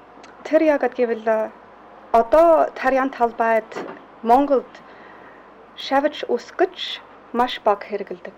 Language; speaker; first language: Mongolian; non-native, fluent; English